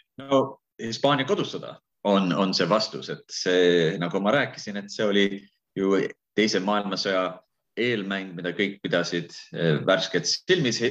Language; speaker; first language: Estonian; early bilingual, heritage; Estonian